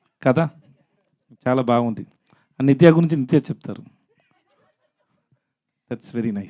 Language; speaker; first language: Telugu; non-native, learner; Tamil